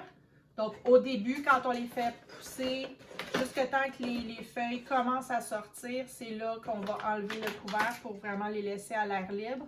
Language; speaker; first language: French; native; French